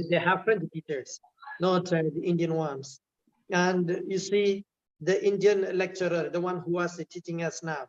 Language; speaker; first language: English; non-native, local second language; Malayalam